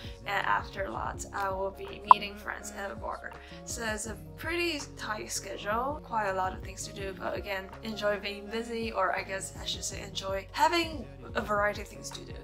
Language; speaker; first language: English; early bilingual, other home language; Chinese